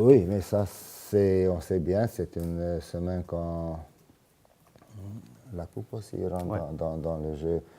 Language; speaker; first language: French; non-native, fluent; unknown